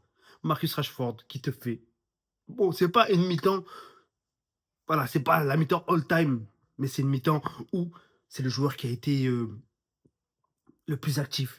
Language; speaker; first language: French; native; French